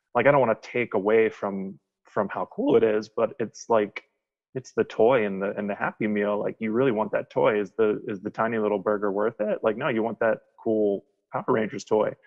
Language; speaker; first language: English; native; English